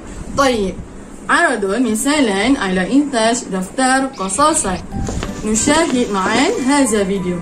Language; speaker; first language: Arabic; non-native, learner; Malay